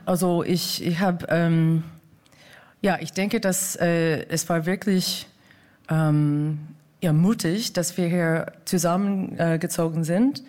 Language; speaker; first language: German; non-native, fluent; English